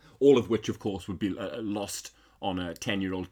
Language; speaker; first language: English; native; English